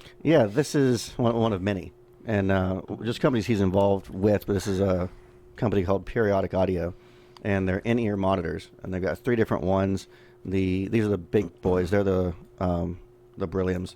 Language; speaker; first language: English; native; English